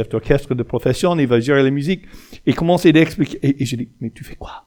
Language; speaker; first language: French; non-native, fluent; English